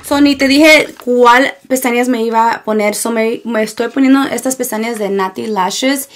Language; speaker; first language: Spanish; early bilingual, heritage; Spanish